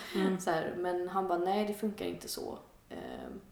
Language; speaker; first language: Swedish; native; Swedish